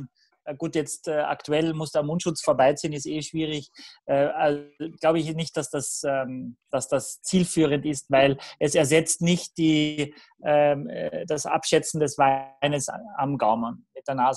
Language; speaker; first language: German; native; German